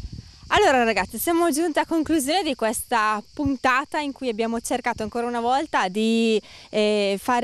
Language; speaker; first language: Italian; native; Italian